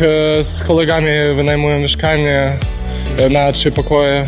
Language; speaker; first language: Polish; non-native, learner; Ukrainian